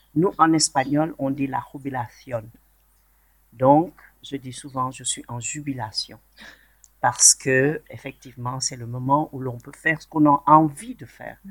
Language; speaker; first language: French; non-native, local second language; Wolof